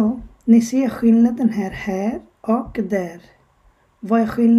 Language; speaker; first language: Swedish; non-native, learner; Bangla